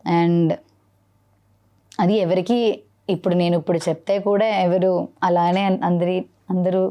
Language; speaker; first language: Telugu; non-native, learner; Malayalam